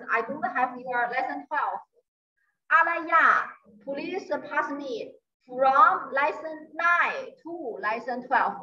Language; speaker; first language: English; non-native, learner; Chinese